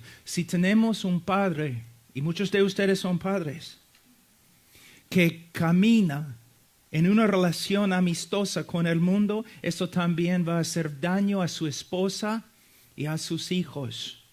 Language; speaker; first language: Spanish; non-native, fluent; English